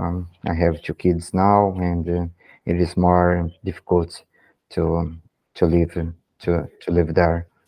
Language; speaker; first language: English; non-native, learner; Portuguese